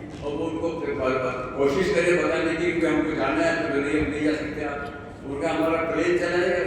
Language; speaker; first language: Hindi; native; Hindi